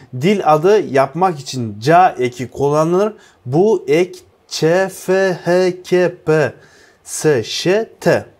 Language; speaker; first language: Turkish; non-native, fluent; Uzbek